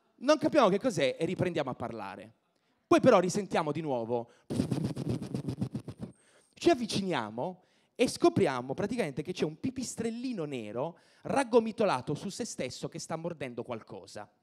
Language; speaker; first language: Italian; native; Italian